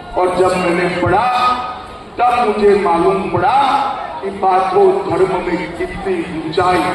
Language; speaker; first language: Hindi; non-native, local second language; Gujarati